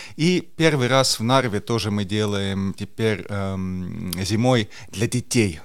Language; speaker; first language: Russian; non-native, local second language; Estonian